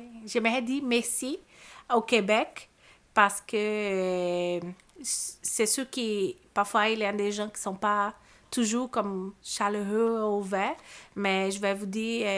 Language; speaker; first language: French; non-native, learner; Portuguese